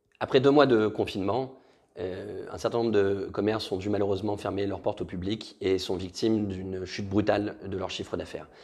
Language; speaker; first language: French; native; French